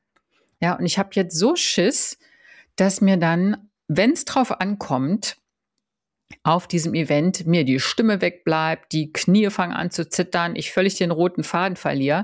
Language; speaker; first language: German; native; German